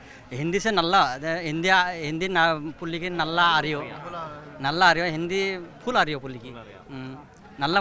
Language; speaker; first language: Malayalam; non-native, local second language; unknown